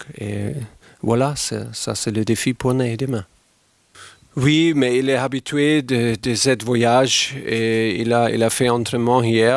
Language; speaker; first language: French; non-native, fluent; German